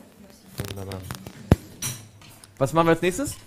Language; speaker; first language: German; native; German